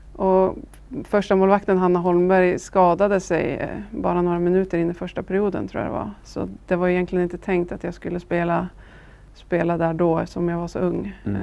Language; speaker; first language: Swedish; native; Swedish